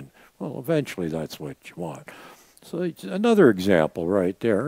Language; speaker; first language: English; native; English